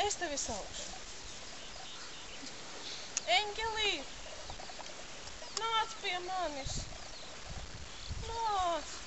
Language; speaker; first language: Latvian; native; Latvian